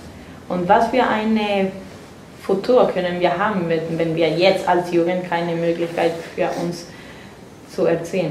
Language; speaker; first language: German; non-native, fluent; Spanish